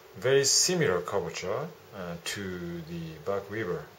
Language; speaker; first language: English; non-native, learner; Japanese